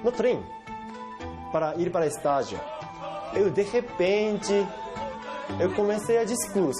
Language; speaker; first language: Portuguese; non-native, learner; Japanese